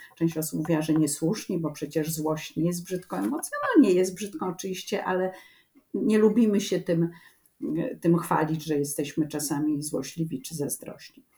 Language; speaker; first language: Polish; native; Polish